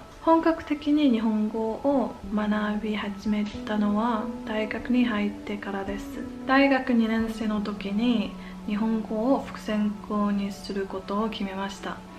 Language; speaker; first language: Japanese; non-native, fluent; Chinese